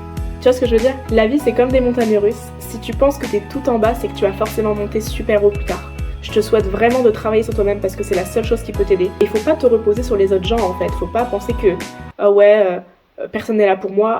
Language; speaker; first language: French; native; French